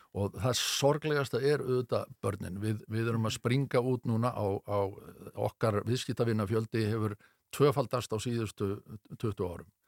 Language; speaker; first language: Icelandic; native; Icelandic